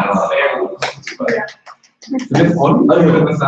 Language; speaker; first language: German; native; German